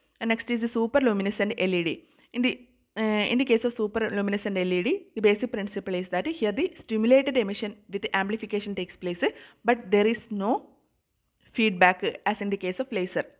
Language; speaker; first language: English; non-native, local second language; Malayalam